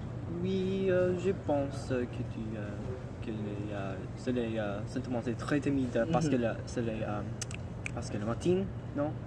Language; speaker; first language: French; non-native, learner; English